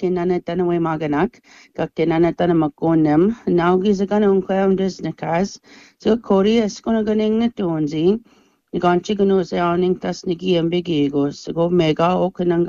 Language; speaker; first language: English; non-native, fluent; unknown